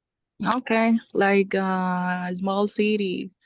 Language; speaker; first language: English; non-native, fluent; Spanish